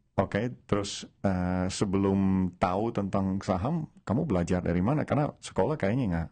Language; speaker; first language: Indonesian; non-native, fluent; Dutch